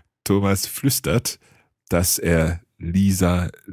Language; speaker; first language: German; non-native, learner; English